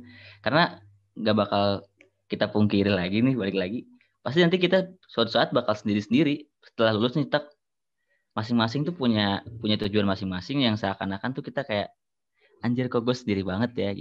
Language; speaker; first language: Indonesian; native; Indonesian